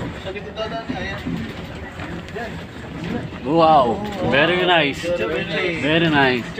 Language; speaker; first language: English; non-native, local second language; Filipino